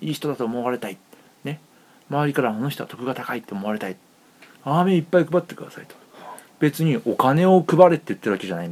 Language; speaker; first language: Japanese; native; Japanese